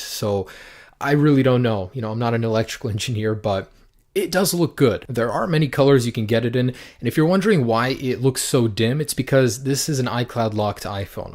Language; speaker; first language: English; native; English